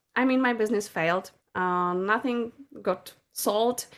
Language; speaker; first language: English; non-native, fluent; Czech